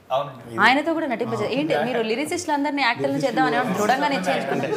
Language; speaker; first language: Telugu; native; Telugu